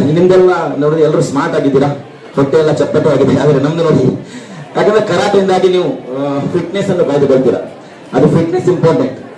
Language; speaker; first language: Kannada; non-native, local second language; Urdu